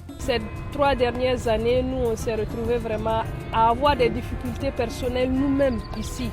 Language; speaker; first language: French; non-native, local second language; Mossi